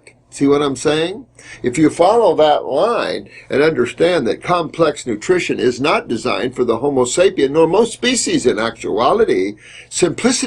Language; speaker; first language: English; native; English